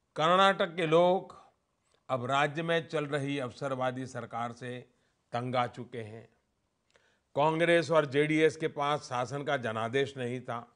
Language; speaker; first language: Hindi; non-native, local second language; Gujarati